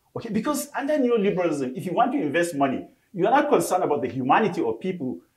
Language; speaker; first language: English; non-native, local second language; Hausa